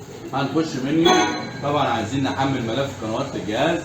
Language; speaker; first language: Arabic; native; Arabic